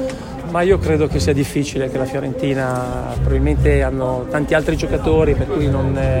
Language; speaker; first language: Italian; native; Italian